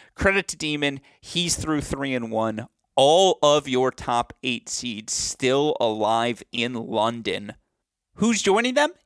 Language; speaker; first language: English; native; English